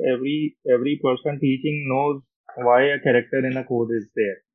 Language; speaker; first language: English; non-native, local second language; Hindi